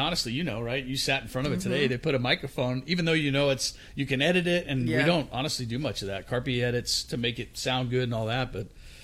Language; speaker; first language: English; native; English